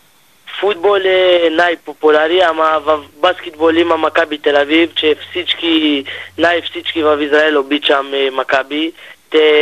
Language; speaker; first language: Bulgarian; non-native, learner; Hebrew